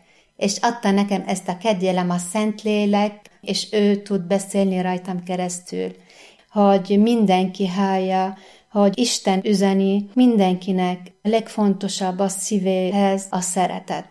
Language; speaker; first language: Hungarian; non-native, fluent; Arabic